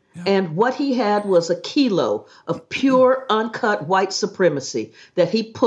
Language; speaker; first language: English; native; English